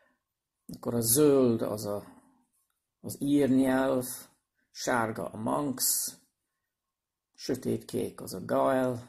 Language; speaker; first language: Hungarian; non-native, fluent; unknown